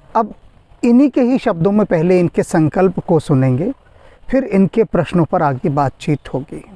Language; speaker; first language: Hindi; native; Hindi